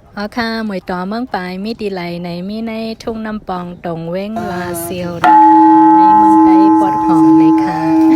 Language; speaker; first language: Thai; non-native, local second language; Shan